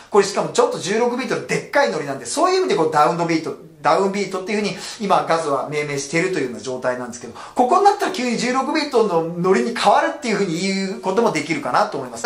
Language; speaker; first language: Japanese; native; Japanese